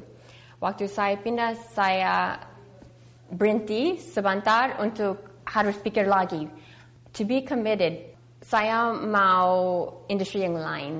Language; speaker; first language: Indonesian; early bilingual, heritage; English